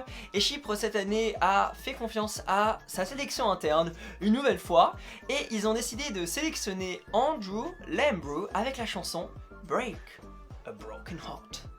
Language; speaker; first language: French; native; French